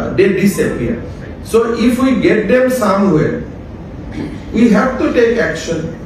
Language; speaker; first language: English; non-native, local second language; Assamese